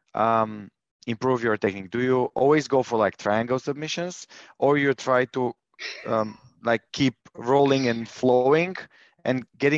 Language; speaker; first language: English; non-native, fluent; Bulgarian